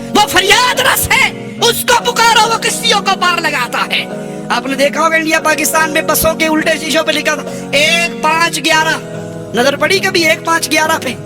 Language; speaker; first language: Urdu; non-native, local second language; Punjabi